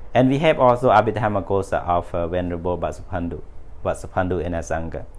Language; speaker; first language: English; non-native, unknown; Khmer